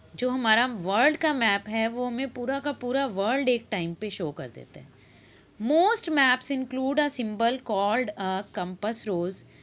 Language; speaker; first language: Hindi; native; Hindi